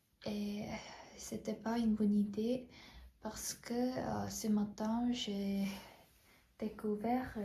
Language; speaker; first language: French; non-native, fluent; Korean